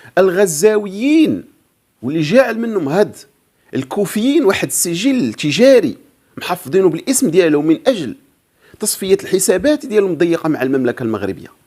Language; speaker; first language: Arabic; native; Arabic